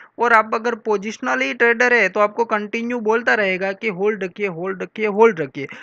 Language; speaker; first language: Hindi; non-native, local second language; Gujarati